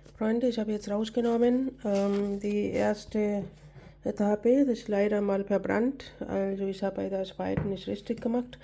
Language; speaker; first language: German; non-native, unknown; Bangla